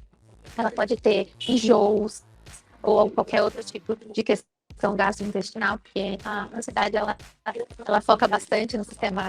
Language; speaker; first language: Portuguese; native; Portuguese